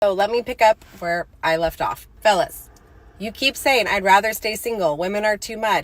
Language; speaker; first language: English; native; English